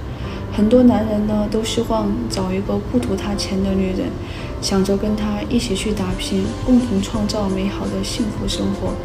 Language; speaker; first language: Chinese; native; Chinese